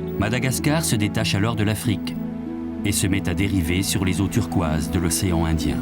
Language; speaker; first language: French; native; French